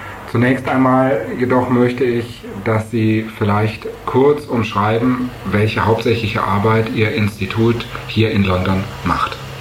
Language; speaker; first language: German; native; German